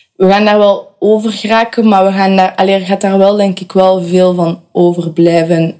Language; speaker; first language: Dutch; native; Dutch